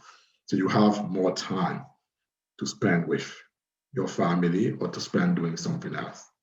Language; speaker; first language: English; non-native, fluent; French